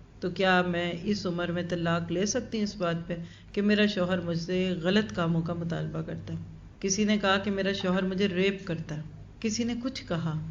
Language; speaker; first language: Urdu; native; Urdu